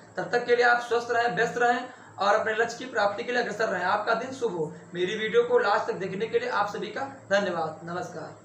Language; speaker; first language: Hindi; native; Hindi